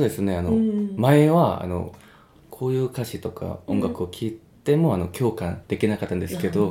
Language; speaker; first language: Japanese; non-native, fluent; Korean